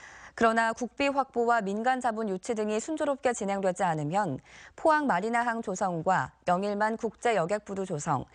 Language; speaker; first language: Korean; native; Korean